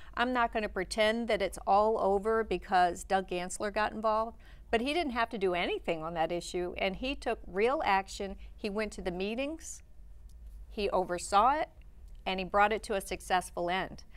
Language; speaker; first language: English; native; English